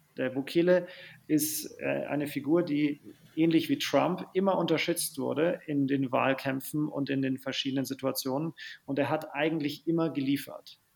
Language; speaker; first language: German; native; German